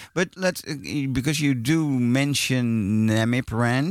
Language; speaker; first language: English; non-native, fluent; Dutch